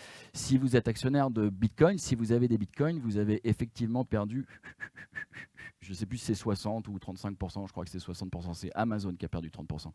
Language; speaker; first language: French; native; French